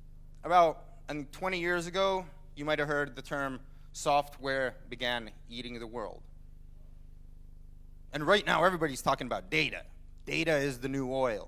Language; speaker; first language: English; non-native, fluent; Finnish